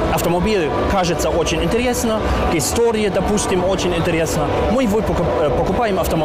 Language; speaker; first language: Russian; non-native, learner; German